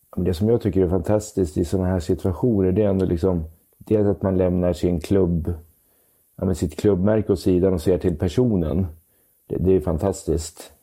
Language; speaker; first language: Swedish; native; Swedish